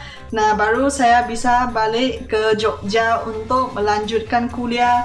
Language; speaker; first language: Indonesian; non-native, fluent; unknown